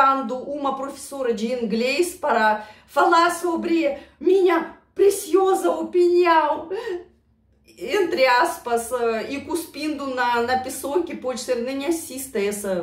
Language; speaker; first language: Portuguese; non-native, fluent; Russian